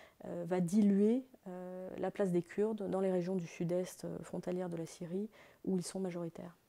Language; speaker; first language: French; native; French